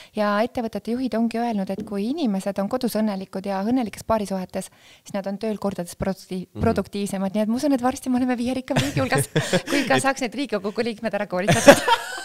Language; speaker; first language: Estonian; native; Estonian